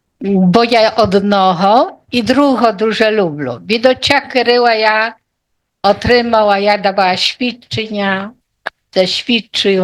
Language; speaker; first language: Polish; non-native, local second language; Ukrainian